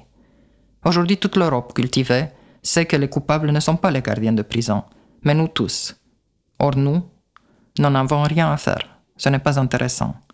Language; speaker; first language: French; native; French